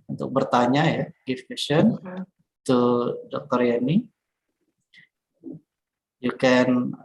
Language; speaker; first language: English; non-native, learner; Indonesian